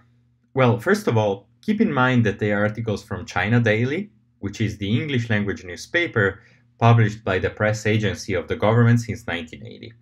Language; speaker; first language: English; non-native, fluent; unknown